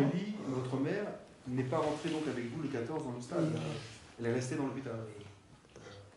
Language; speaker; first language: French; native; French